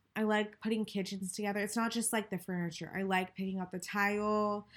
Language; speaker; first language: English; native; English